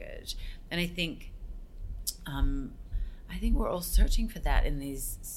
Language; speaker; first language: English; native; English